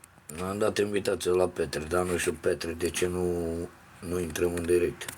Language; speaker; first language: Romanian; native; Romanian